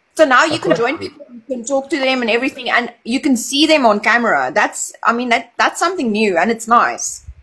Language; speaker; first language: English; non-native, local second language; Afrikaans